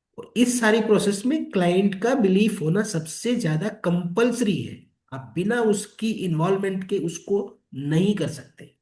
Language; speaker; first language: Hindi; native; Hindi